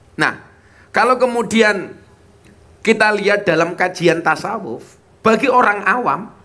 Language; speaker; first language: Indonesian; non-native, local second language; Javanese